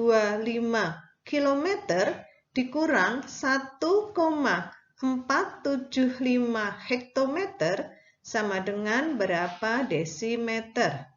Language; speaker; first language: Indonesian; native; Indonesian